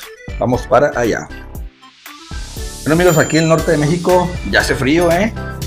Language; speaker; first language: Spanish; native; Spanish